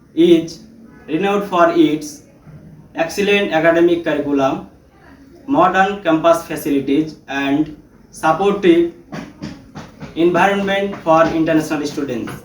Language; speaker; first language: English; non-native, learner; Bangla